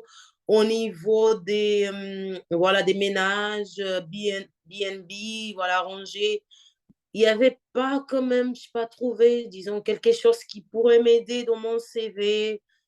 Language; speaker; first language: French; non-native, fluent; Portuguese